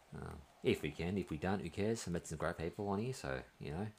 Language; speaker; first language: English; native; English